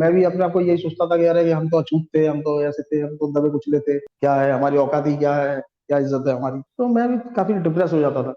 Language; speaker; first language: Hindi; non-native, local second language; Bangla